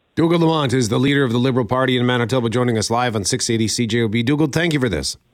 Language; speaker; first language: English; native; English